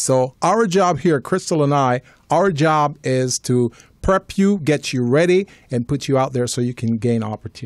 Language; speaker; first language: English; native; English